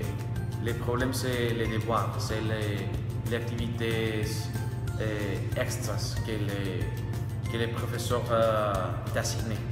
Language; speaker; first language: French; non-native, learner; Spanish